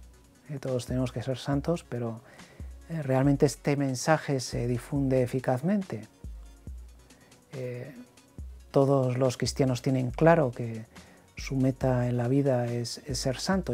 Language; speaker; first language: Spanish; native; Spanish